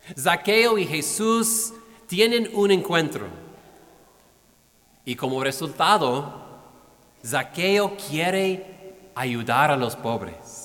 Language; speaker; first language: Spanish; non-native, fluent; English